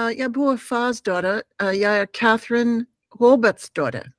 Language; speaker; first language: Danish; non-native, learner; English